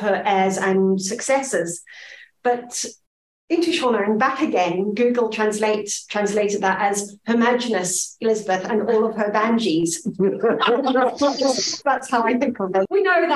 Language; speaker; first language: English; native; English